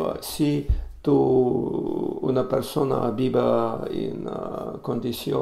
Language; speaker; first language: Spanish; non-native, learner; Russian